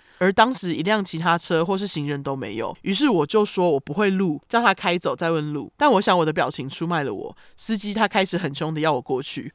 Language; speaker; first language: Chinese; native; Chinese